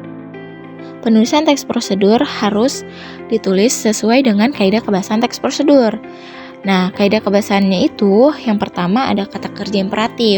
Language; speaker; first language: Indonesian; native; Indonesian